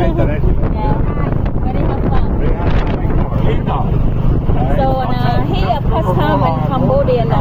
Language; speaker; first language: English; non-native, learner; Khmer